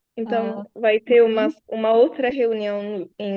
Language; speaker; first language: Portuguese; early bilingual, heritage; Portuguese